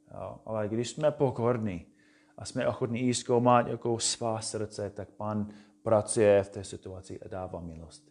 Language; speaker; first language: Czech; non-native, fluent; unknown